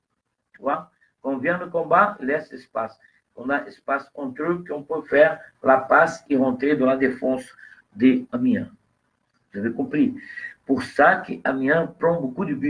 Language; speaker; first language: French; non-native, fluent; Portuguese